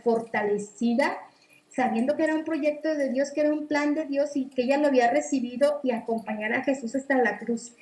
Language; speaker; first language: Spanish; native; Spanish